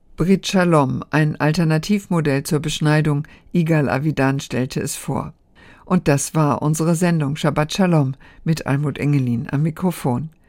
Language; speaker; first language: German; native; German